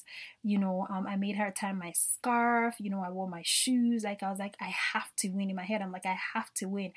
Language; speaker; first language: English; non-native, local second language; Yoruba